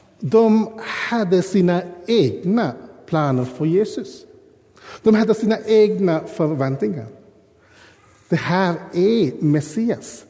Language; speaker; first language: Swedish; non-native, fluent; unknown